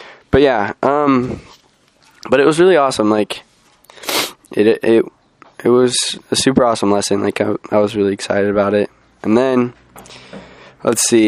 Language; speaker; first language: English; native; English